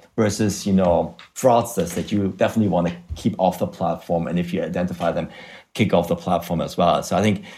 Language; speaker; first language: English; non-native, fluent; German